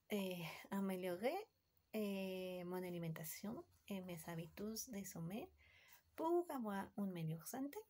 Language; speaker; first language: French; non-native, learner; Spanish